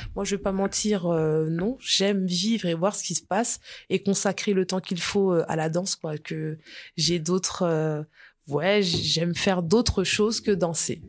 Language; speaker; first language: French; early bilingual, other home language; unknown